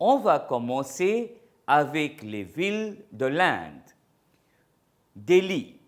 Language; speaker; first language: French; non-native, fluent; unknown